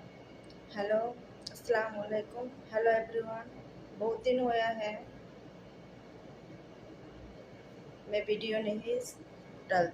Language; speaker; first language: Hindi; non-native, learner; Bangla